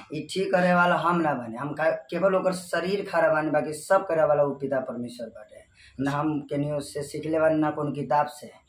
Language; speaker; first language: Bhojpuri; non-native, local second language; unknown